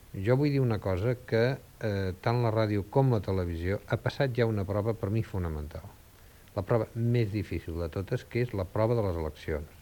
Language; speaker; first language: Catalan; native; Catalan